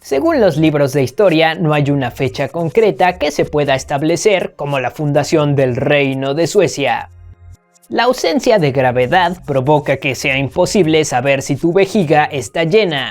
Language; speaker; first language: Spanish; native; Spanish